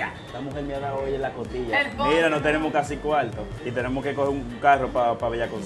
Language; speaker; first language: Spanish; native; Spanish